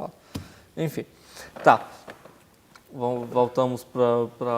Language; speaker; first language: Portuguese; non-native, fluent; Arabic